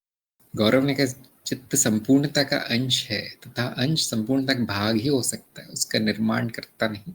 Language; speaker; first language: Hindi; native; Hindi